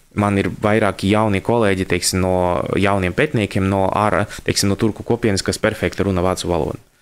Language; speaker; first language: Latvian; non-native, local second language; Russian